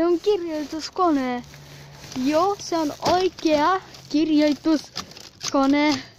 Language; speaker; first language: Finnish; early bilingual, other home language; Russian